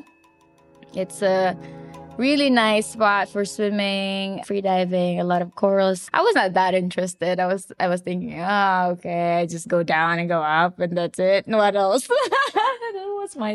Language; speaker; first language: English; non-native, local second language; Cebuano